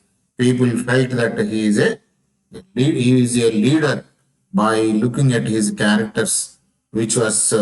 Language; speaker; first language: English; non-native, local second language; Telugu